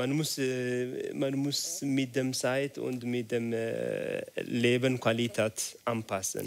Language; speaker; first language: German; non-native, learner; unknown